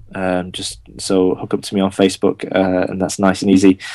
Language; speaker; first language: English; non-native, local second language; Gujarati